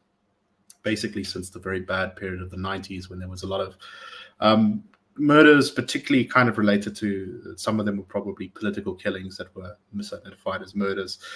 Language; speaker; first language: English; native; English